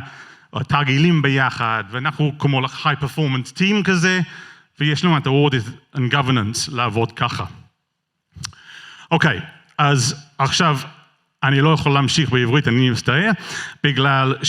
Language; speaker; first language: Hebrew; non-native, learner; English